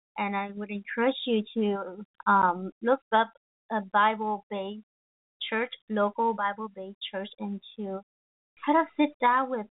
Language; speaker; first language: English; non-native, fluent; Vietnamese